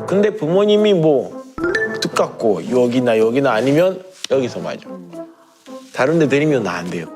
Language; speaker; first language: Korean; non-native, learner; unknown